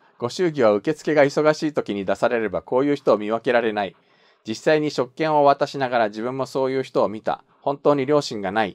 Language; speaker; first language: Japanese; native; Japanese